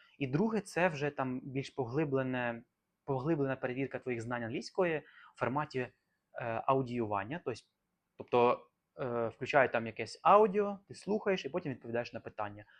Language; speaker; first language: Ukrainian; native; Ukrainian